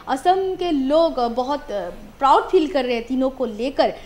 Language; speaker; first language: Hindi; non-native, local second language; Assamese